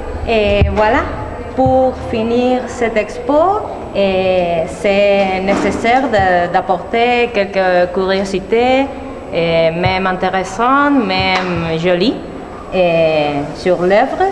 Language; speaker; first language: French; non-native, learner; Spanish